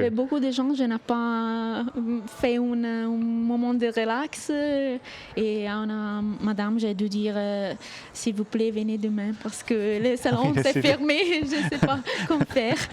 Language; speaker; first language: French; non-native, fluent; Italian